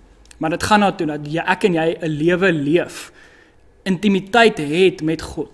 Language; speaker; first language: Afrikaans; native; Afrikaans